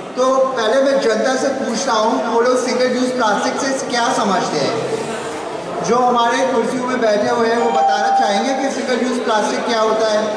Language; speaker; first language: Hindi; native; Hindi